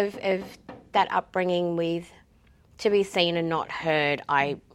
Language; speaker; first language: English; native; English